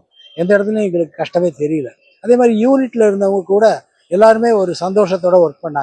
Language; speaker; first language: Tamil; native; Tamil